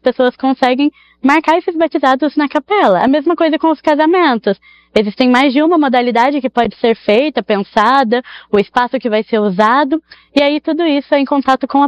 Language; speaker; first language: Portuguese; native; Portuguese